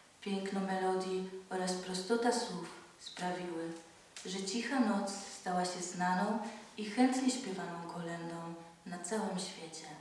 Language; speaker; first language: Polish; native; Polish